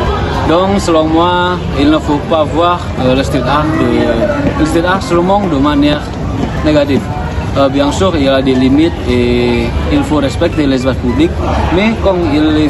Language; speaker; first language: French; non-native, learner; Indonesian